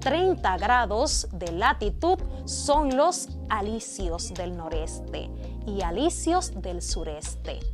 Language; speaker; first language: Spanish; native; Spanish